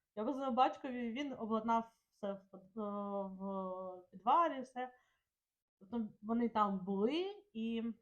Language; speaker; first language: Ukrainian; non-native, local second language; Russian